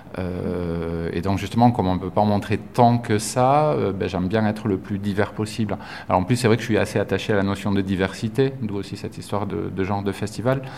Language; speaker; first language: French; native; French